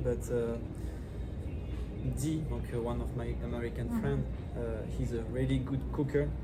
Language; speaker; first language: English; non-native, learner; French